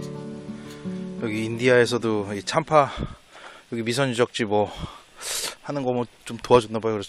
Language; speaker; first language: Korean; native; Korean